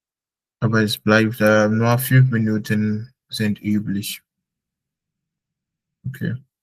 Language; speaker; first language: German; non-native, fluent; Akan